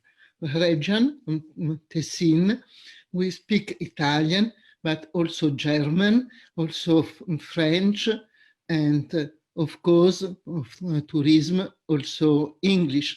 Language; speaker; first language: English; non-native, fluent; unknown